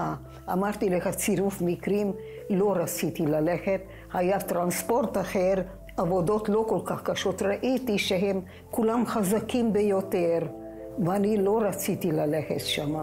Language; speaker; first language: Hebrew; non-native, fluent; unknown